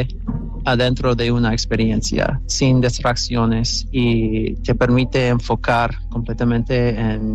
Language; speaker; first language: Spanish; non-native, fluent; English